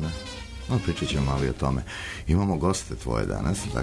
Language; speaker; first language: Serbian; native; Serbian